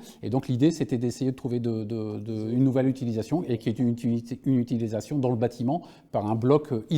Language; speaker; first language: French; native; French